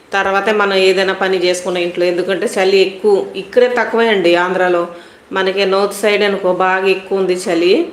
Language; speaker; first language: Telugu; non-native, local second language; Hindi